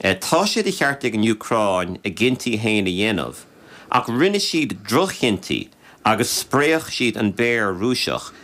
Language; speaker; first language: Irish; native; Irish